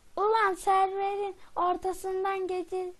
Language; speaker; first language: Turkish; native; Turkish